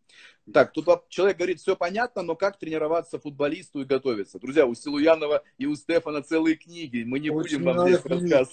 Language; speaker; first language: Russian; native; Russian